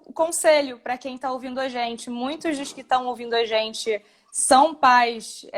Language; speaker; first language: Portuguese; native; Portuguese